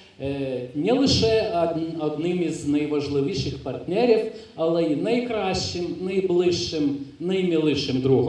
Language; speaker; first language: Ukrainian; non-native, fluent; Lithuanian